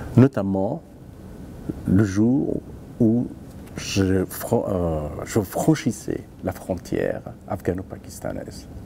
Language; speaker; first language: French; non-native, fluent; Persian